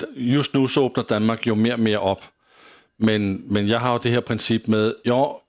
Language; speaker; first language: Swedish; non-native, learner; Danish